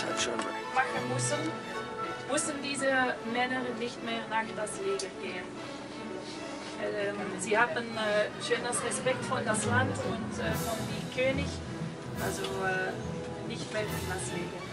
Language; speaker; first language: German; non-native, fluent; Norwegian